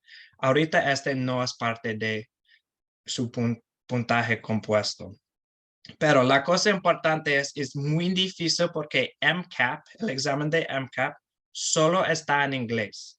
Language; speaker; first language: Spanish; non-native, learner; English